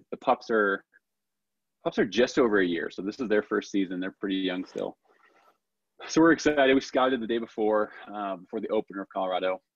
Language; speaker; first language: English; native; English